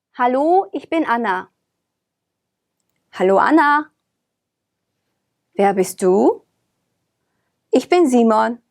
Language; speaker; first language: German; non-native, fluent; Korean